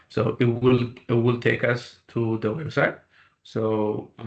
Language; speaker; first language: English; non-native, local second language; Amharic